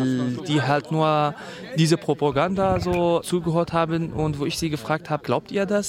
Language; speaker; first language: German; non-native, fluent; Kurdish